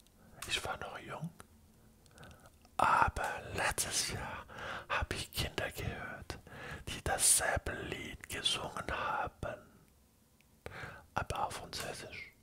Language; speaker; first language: German; non-native, learner; French